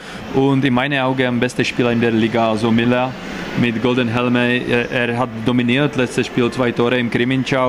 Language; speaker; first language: German; non-native, learner; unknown